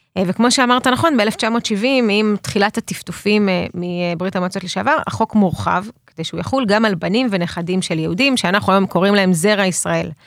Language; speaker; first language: Hebrew; early bilingual, other home language; Russian